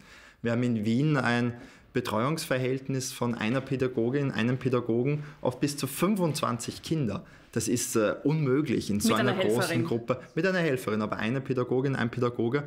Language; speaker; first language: German; native; German